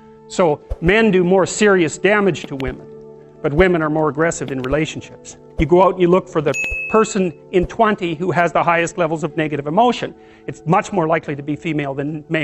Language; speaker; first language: English; native; English